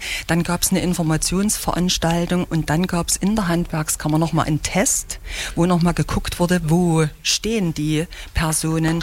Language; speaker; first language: German; native; German